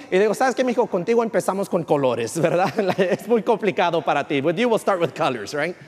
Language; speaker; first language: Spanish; early bilingual, heritage; Spanish